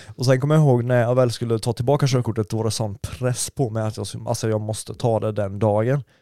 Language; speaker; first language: Swedish; early bilingual, other home language; German